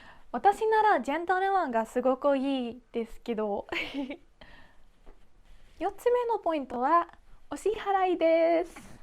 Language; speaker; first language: Japanese; non-native, fluent; Dutch